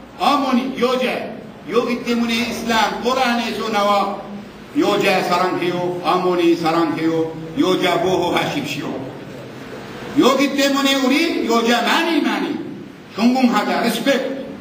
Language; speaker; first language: Korean; non-native, learner; Arabic